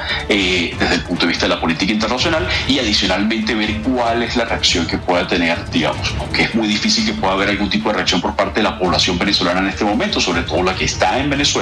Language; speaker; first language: Spanish; native; Spanish